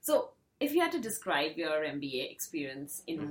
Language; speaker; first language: English; non-native, local second language; Hindi